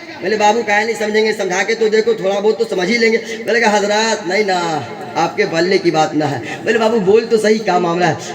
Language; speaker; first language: Hindi; native; Hindi